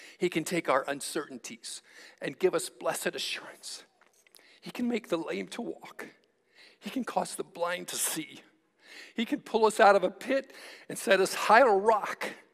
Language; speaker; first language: English; native; English